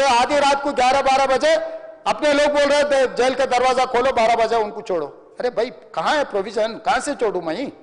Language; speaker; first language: Hindi; non-native, local second language; Telugu